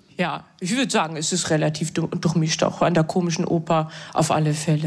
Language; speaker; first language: German; native; German